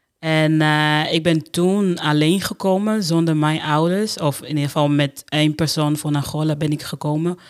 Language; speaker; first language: Dutch; non-native, fluent; Portuguese